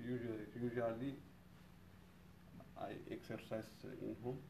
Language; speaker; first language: English; non-native, learner; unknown